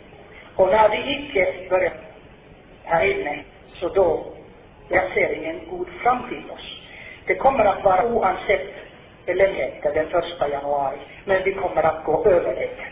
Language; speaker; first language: Swedish; non-native, fluent; Finnish